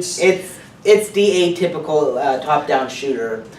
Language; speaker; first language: English; native; English